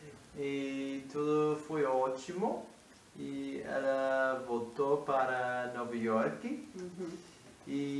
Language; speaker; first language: Portuguese; non-native, fluent; English